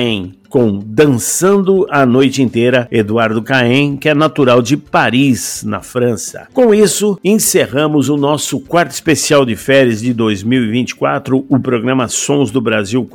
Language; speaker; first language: Portuguese; native; Portuguese